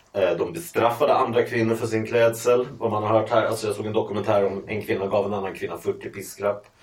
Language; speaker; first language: Swedish; native; Swedish